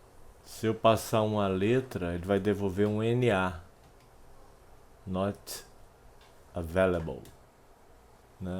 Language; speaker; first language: Portuguese; native; Portuguese